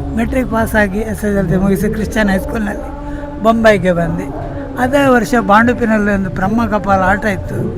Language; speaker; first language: Kannada; native; Kannada